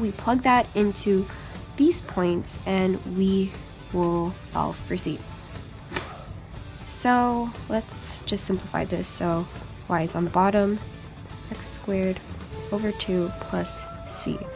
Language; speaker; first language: English; native; English